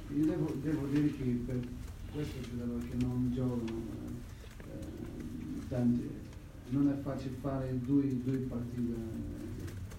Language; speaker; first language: Italian; non-native, fluent; Portuguese